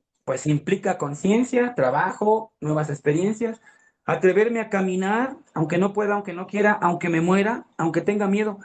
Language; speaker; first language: Spanish; native; Spanish